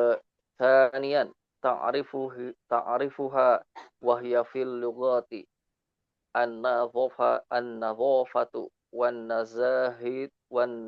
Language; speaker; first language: Arabic; non-native, learner; Indonesian